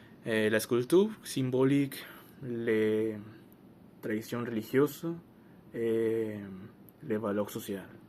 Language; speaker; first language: French; non-native, learner; Spanish